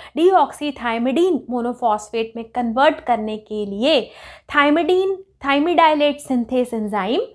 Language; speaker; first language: Hindi; native; Hindi